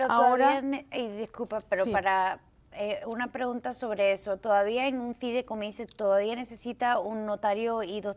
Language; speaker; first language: Spanish; early bilingual, heritage; English